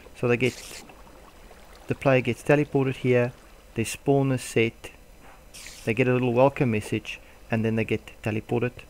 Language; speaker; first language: English; non-native, local second language; Afrikaans